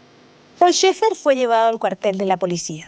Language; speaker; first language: Spanish; native; Spanish